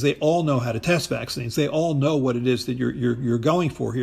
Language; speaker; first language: English; native; English